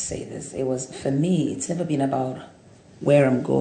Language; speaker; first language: English; non-native, local second language; Akan